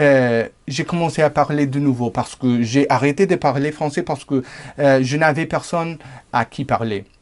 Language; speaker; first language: French; non-native, fluent; English